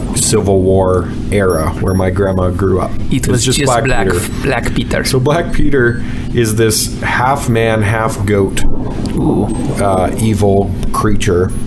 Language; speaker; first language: English; native; English